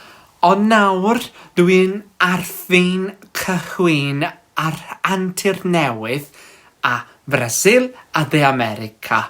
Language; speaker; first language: Welsh; non-native, learner; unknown